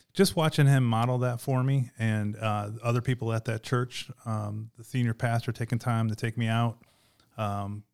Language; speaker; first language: English; native; English